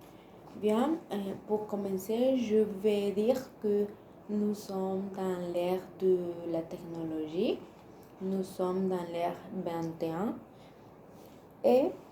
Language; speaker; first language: French; non-native, learner; Spanish